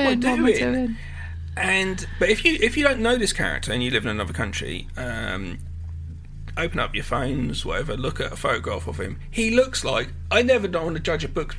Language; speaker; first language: English; native; English